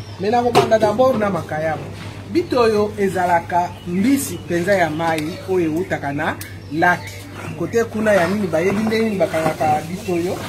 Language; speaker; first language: Lingala; native; Lingala